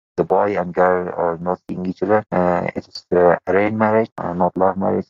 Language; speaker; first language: English; non-native, fluent; Persian